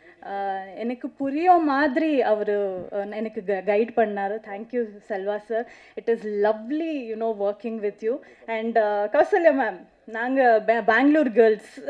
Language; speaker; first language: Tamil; non-native, learner; Kannada